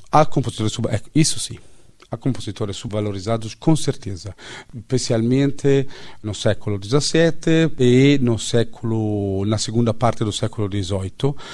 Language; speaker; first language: Portuguese; non-native, fluent; Italian